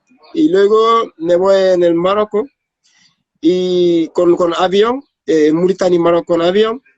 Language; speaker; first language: Spanish; non-native, learner; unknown